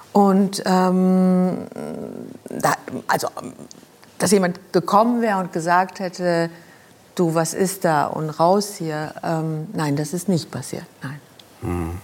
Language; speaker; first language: German; non-native, local second language; Luxembourgish